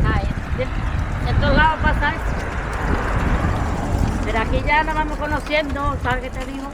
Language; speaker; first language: Spanish; native; Spanish